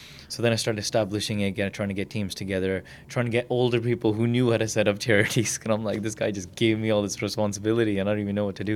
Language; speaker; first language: English; early bilingual, other home language; Punjabi